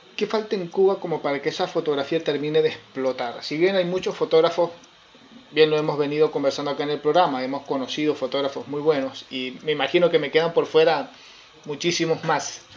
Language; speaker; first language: Spanish; native; Spanish